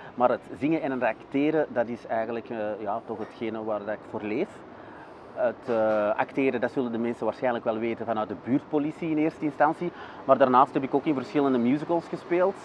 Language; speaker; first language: Dutch; native; Dutch